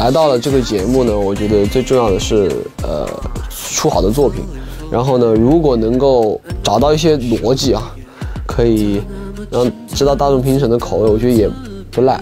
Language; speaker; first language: Chinese; native; Chinese